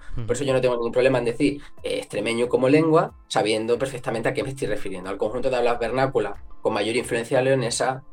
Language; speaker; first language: Spanish; non-native, local second language; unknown